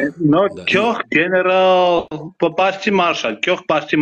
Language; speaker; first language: Russian; non-native, fluent; Armenian